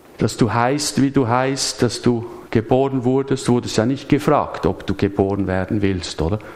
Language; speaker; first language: German; native; German